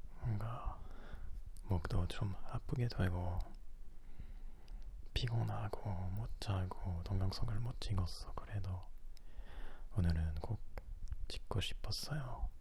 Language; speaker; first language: Korean; non-native, learner; French